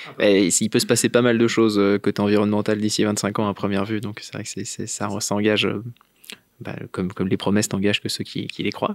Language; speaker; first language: French; native; French